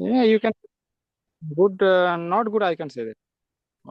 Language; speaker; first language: English; non-native, learner; Santali